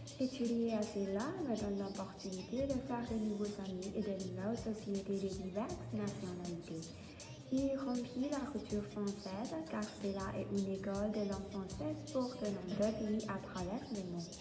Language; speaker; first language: French; non-native, learner; Thai